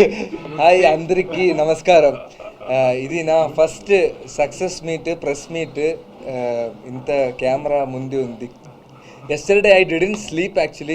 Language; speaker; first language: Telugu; non-native, learner; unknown